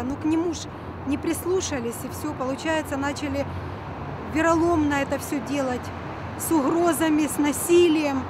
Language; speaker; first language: Russian; native; Russian